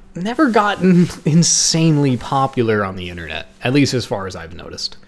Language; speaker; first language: English; native; English